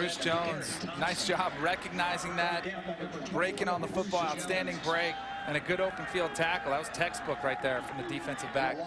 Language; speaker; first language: English; native; English